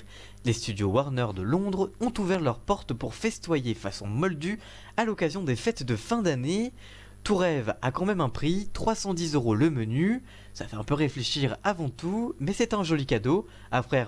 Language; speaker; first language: French; native; French